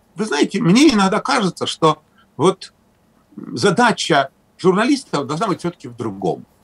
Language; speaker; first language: Russian; native; Russian